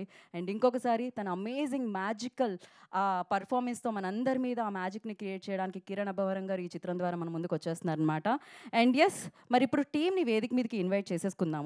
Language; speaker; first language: Telugu; native; Telugu